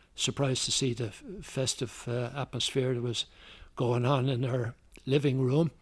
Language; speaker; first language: English; native; English